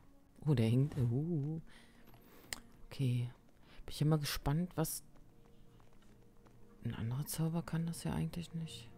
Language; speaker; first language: German; native; German